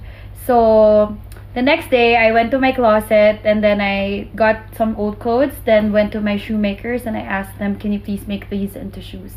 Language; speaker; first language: English; non-native, local second language; Filipino